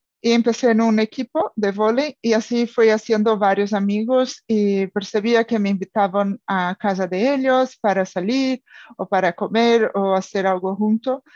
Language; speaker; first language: Spanish; non-native, fluent; Portuguese